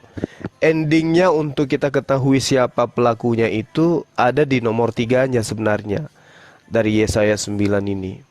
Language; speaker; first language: Indonesian; native; Indonesian